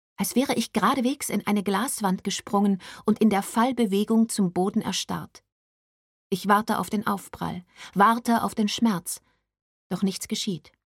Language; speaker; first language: German; native; German